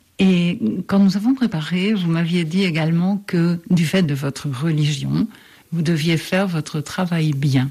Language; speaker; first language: French; native; French